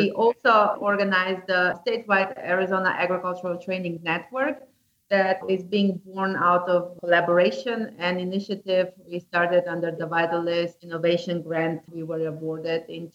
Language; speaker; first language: English; non-native, fluent; Slovenian